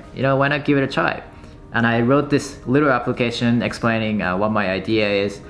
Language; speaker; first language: English; non-native, fluent; Japanese